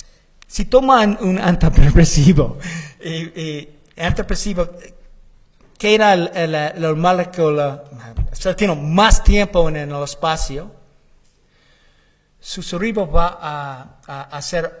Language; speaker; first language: Spanish; non-native, learner; English